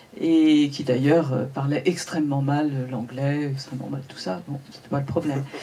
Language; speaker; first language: French; native; French